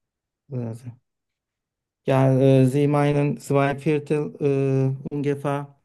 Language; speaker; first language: German; non-native, learner; Turkish